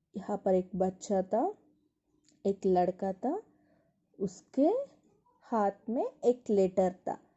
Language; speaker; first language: Hindi; non-native, local second language; Telugu